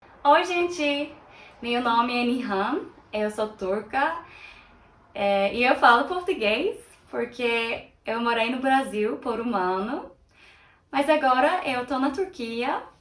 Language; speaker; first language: Portuguese; non-native, fluent; Turkish